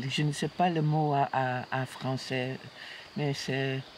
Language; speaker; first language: French; non-native, learner; Western Frisian